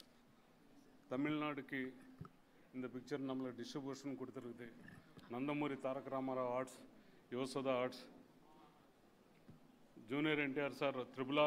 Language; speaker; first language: Tamil; non-native, learner; Telugu